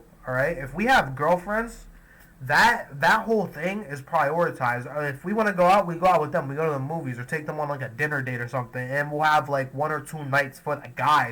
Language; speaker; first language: English; native; English